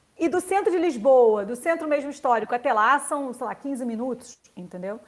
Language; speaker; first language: Portuguese; native; Portuguese